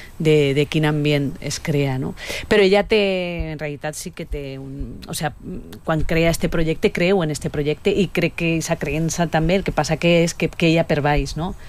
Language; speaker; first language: Catalan; native; Catalan